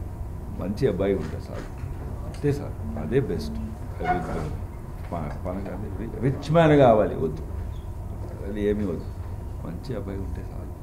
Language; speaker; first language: Telugu; non-native, learner; Tamil